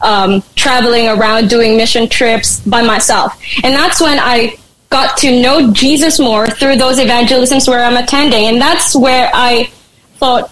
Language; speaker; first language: English; non-native, local second language; Filipino